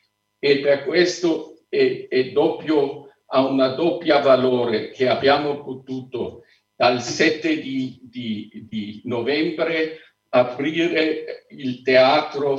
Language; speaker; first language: Italian; non-native, fluent; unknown